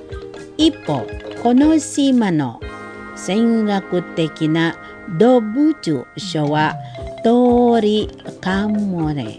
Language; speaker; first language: Japanese; non-native, fluent; Indonesian